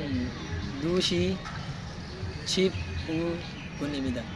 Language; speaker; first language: Korean; non-native, learner; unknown